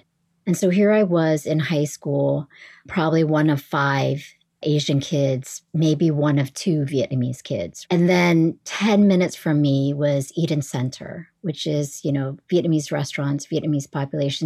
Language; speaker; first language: English; early bilingual, other home language; Vietnamese